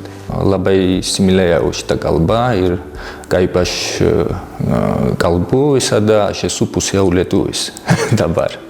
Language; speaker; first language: Lithuanian; non-native, fluent; Georgian